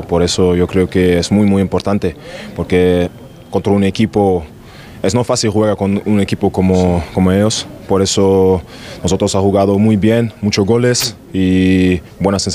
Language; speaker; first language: Spanish; non-native, learner; German